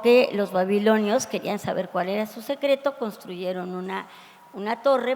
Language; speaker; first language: Spanish; native; Spanish